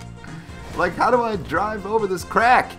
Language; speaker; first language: English; native; English